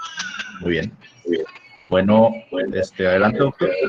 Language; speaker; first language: Spanish; native; Spanish